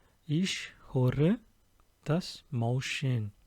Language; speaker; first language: German; non-native, fluent; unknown